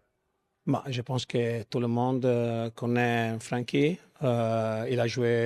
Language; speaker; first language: French; non-native, fluent; Italian